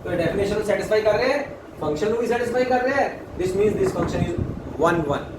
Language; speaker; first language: Hindi; non-native, local second language; Punjabi